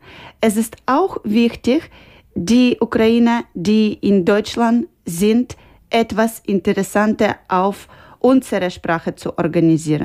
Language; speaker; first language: German; non-native, learner; Ukrainian